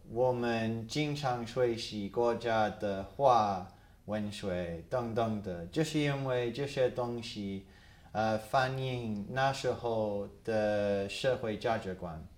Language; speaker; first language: Chinese; non-native, fluent; English